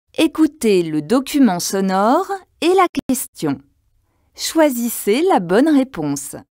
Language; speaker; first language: French; native; French